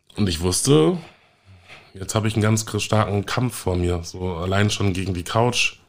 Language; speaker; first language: German; native; German